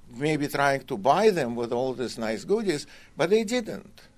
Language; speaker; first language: English; non-native, fluent; Russian